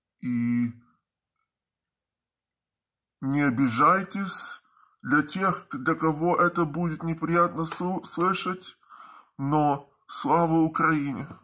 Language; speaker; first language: Russian; early bilingual, heritage; Russian